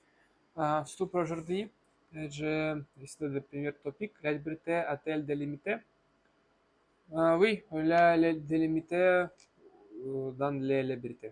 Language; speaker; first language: French; non-native, learner; Russian